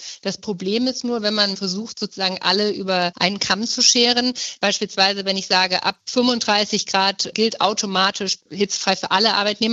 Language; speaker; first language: German; native; German